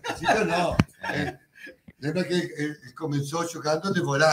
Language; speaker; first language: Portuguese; non-native, learner; Spanish